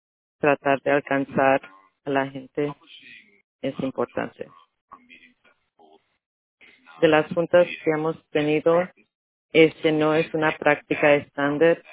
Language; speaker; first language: Spanish; early bilingual, heritage; Spanish